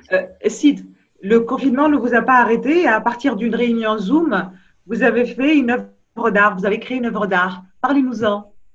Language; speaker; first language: French; non-native, local second language; Arabic